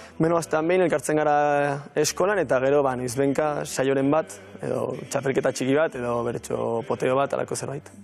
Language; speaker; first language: Basque; non-native, local second language; Spanish